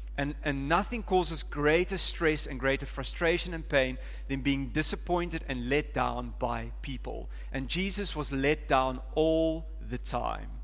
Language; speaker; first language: English; non-native, local second language; Afrikaans